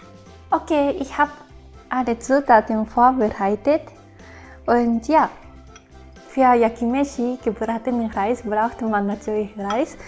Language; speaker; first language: German; non-native, learner; Japanese